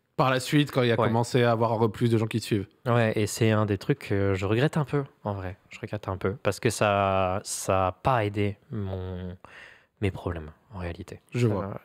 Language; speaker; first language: French; native; French